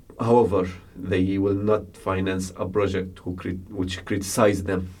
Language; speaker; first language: English; non-native, fluent; Arabic